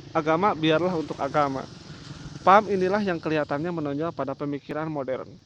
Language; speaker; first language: Indonesian; non-native, local second language; Sundanese